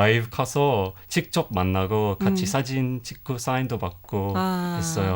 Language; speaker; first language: Korean; non-native, fluent; English